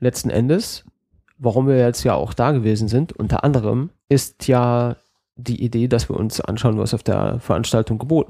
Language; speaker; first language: German; native; German